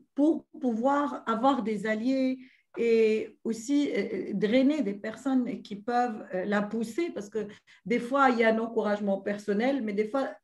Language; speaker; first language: French; non-native, local second language; Arabic